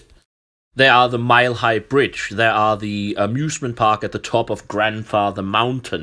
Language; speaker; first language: English; non-native, fluent; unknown